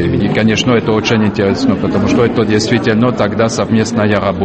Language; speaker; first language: Russian; non-native, fluent; French